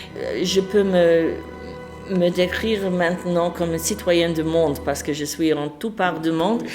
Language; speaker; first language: French; non-native, fluent; English